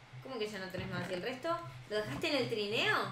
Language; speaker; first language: Spanish; native; Spanish